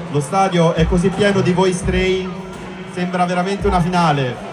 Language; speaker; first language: Italian; native; Italian